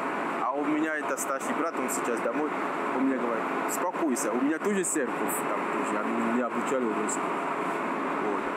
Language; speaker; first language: Russian; non-native, learner; French